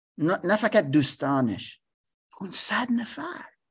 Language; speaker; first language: Persian; non-native, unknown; English